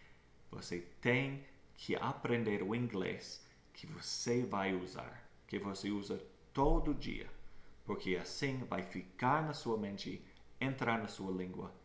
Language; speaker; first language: Portuguese; non-native, fluent; English